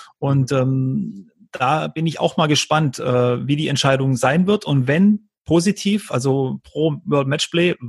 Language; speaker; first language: German; early bilingual, other home language; Croatian